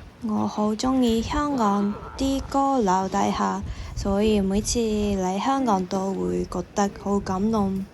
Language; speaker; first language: Cantonese; non-native, learner; Japanese